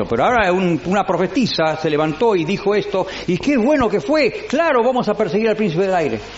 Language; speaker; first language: Spanish; native; Spanish